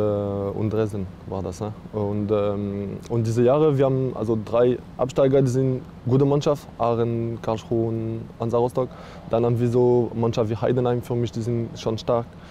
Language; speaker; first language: German; non-native, learner; French